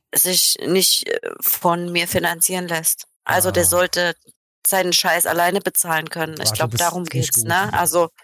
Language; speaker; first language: German; native; German